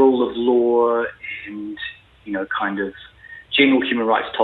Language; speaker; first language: English; native; English